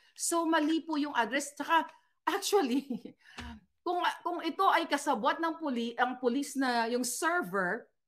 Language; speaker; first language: Filipino; non-native, local second language; Cebuano